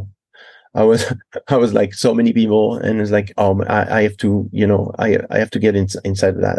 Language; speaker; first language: English; non-native, fluent; French